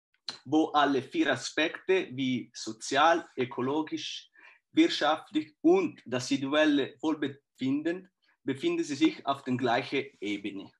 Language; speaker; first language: German; non-native, fluent; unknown